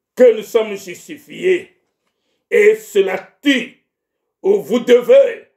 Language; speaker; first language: French; non-native, local second language; Ewe